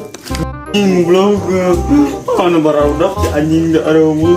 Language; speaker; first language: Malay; non-native, local second language; Sundanese